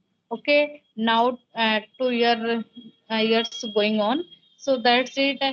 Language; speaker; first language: English; non-native, local second language; Hindi